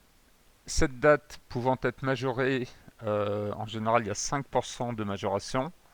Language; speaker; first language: French; native; French